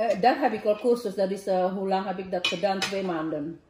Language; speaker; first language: Dutch; non-native, learner; Indonesian